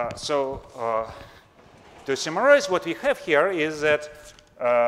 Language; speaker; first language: English; non-native, fluent; Russian